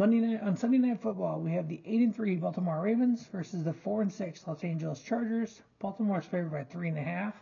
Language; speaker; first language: English; native; English